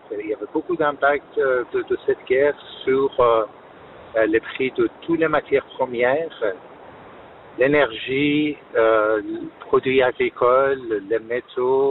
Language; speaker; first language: French; non-native, fluent; Persian